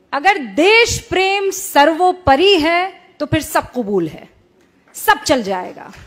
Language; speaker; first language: Hindi; native; Hindi